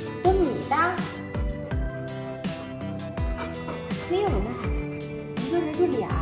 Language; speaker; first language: Chinese; native; Chinese